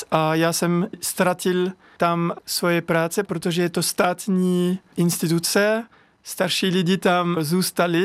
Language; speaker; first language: Czech; non-native, learner; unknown